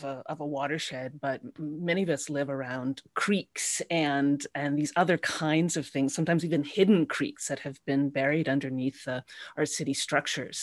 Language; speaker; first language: English; native; English